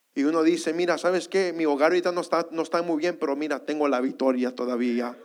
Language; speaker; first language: Spanish; early bilingual, heritage; Spanish